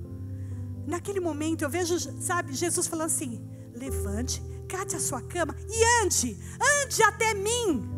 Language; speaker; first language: Portuguese; native; Portuguese